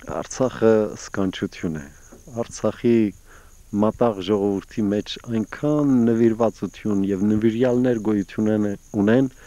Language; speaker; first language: Armenian; early bilingual, heritage; Armenian